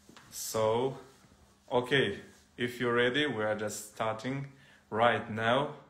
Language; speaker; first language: English; non-native, learner; Kazakh